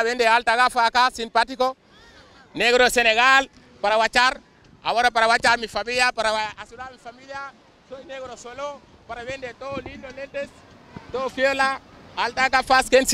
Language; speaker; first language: Spanish; non-native, learner; Wolof